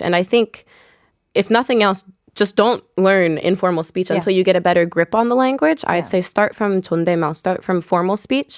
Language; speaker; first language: English; native; English